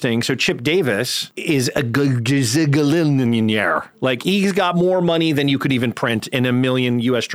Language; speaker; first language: English; native; English